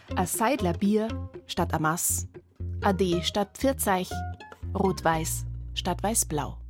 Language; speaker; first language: German; native; German